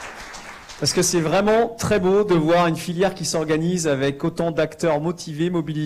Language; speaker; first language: French; native; French